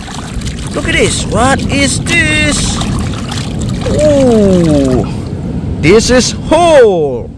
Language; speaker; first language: English; non-native, learner; Indonesian